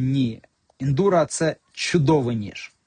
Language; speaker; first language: Ukrainian; native; Ukrainian